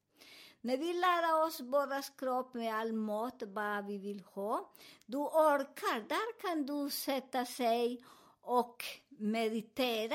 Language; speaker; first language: Swedish; non-native, learner; Spanish